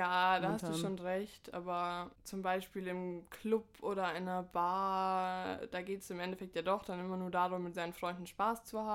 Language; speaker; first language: German; native; German